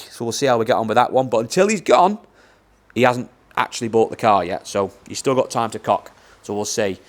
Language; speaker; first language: English; native; English